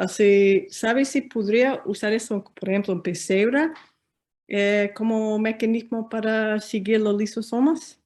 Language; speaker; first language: Spanish; non-native, learner; English